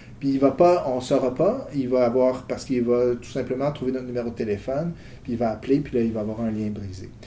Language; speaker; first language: French; native; French